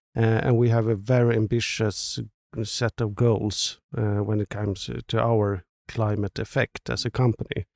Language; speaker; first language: English; non-native, fluent; Swedish